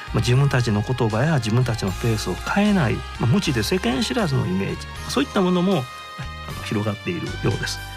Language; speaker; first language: Japanese; native; Japanese